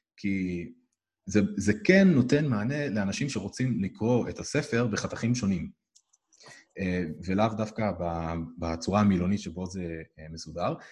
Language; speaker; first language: Hebrew; native; Hebrew